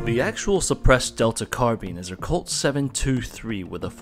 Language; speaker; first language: English; non-native, local second language; Cantonese